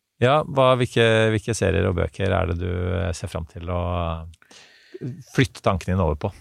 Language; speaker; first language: Norwegian; native; Norwegian